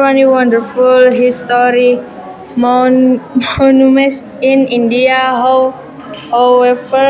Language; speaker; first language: English; non-native, learner; Indonesian